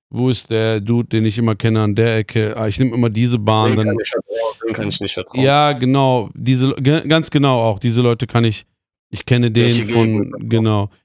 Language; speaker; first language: German; early bilingual, other home language; Persian